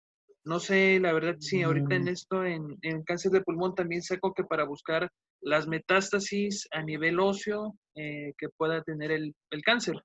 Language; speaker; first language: Spanish; native; Spanish